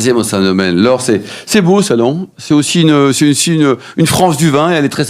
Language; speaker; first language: French; native; French